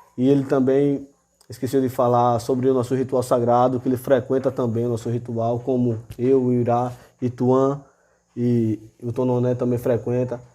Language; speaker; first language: Portuguese; native; Portuguese